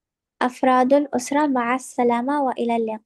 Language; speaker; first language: Arabic; non-native, learner; Urdu